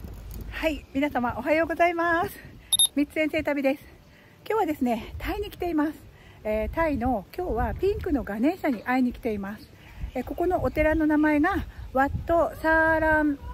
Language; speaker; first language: Japanese; native; Japanese